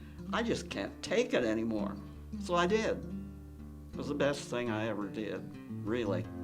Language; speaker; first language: English; native; English